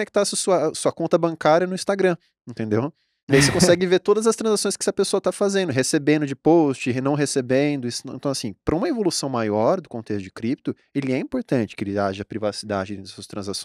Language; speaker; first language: Portuguese; native; Portuguese